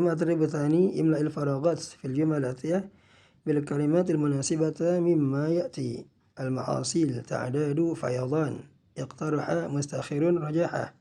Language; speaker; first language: Arabic; non-native, fluent; Indonesian